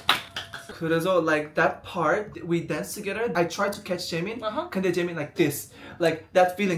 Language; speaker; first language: English; non-native, fluent; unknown